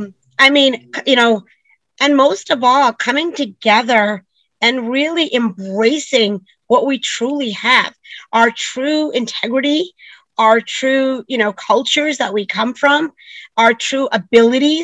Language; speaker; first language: English; native; English